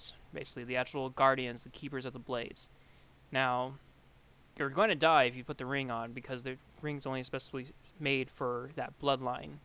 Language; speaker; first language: English; native; English